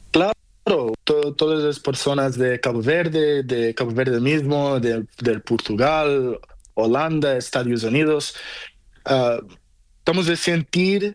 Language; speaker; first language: Spanish; non-native, learner; Portuguese